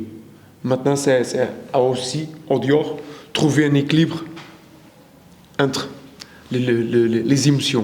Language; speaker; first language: French; non-native, learner; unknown